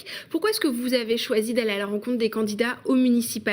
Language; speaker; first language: French; native; French